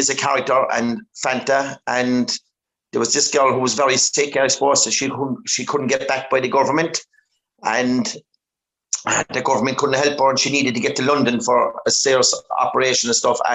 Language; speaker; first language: English; native; English